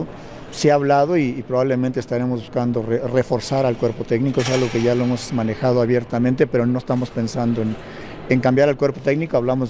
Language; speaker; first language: Spanish; native; Spanish